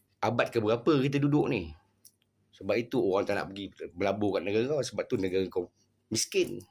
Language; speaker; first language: Malay; native; Malay